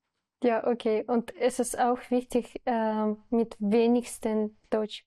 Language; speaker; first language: German; non-native, learner; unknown